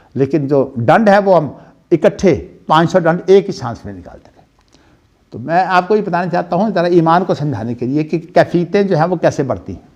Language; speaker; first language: Urdu; non-native, local second language; Punjabi